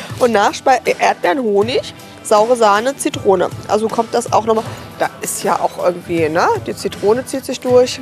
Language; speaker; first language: German; native; German